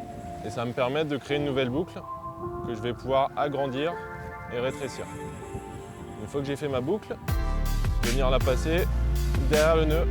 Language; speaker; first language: French; native; French